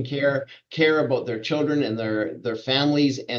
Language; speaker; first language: English; native; English